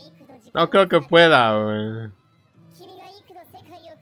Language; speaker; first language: Spanish; native; Spanish